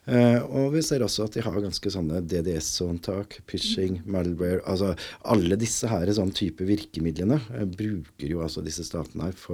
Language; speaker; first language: Norwegian; native; Norwegian